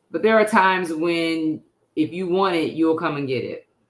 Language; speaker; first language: English; native; English